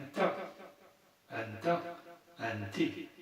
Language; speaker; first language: Arabic; non-native, fluent; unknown